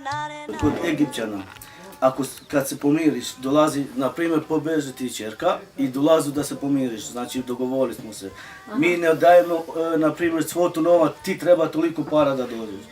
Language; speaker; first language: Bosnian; non-native, local second language; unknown